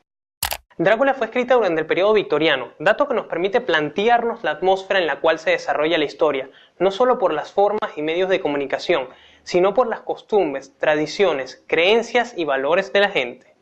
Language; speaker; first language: Spanish; native; Spanish